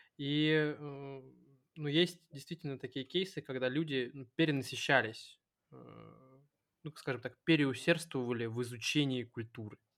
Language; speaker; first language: Russian; native; Russian